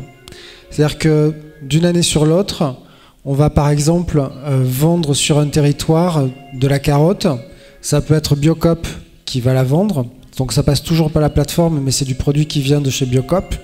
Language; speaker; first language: French; native; French